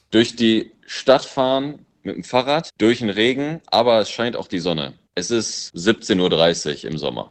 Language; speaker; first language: German; early bilingual, other home language; English